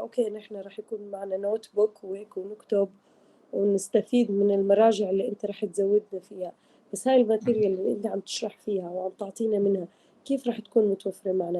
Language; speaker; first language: Arabic; native; Arabic